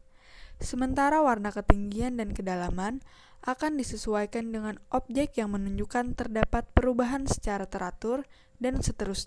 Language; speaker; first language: Indonesian; native; Indonesian